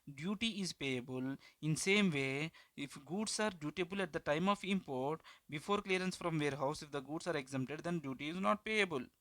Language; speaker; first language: English; non-native, local second language; Telugu